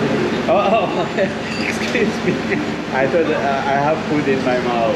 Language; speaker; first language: English; non-native, learner; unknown